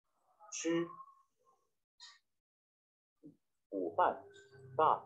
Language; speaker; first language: Chinese; non-native, learner; Vietnamese